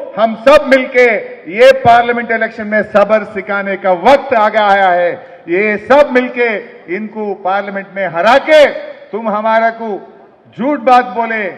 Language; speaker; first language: Hindi; non-native, local second language; Telugu